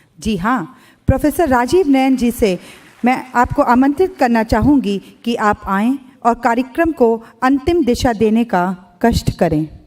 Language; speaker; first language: Hindi; native; Hindi